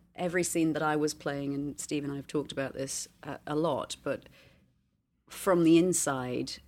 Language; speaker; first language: English; native; English